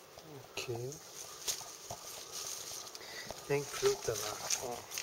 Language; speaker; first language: Portuguese; non-native, learner; English